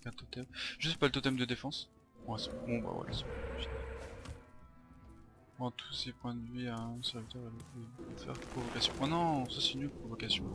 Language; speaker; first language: French; native; French